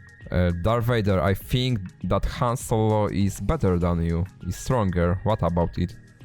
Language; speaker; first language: English; non-native, learner; Polish